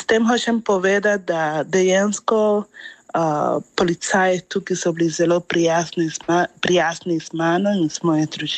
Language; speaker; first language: Slovenian; non-native, fluent; Spanish